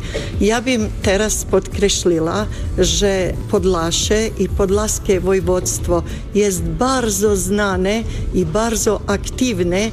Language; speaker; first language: Polish; non-native, fluent; Bosnian